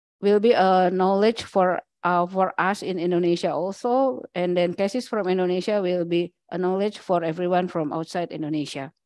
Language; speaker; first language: English; non-native, learner; Indonesian